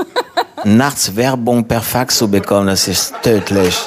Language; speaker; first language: German; non-native, fluent; French